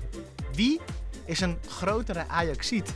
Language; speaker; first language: Dutch; native; Dutch